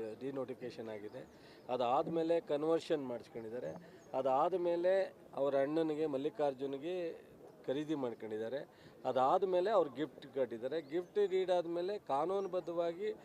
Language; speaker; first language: Kannada; native; Kannada